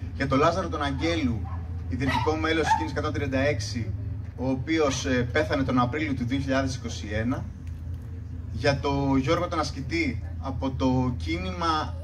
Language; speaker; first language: Greek; native; Greek